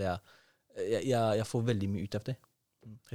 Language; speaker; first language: Norwegian; non-native, fluent; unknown